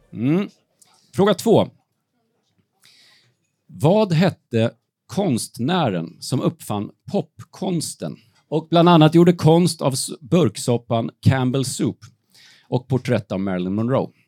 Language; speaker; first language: Swedish; native; Swedish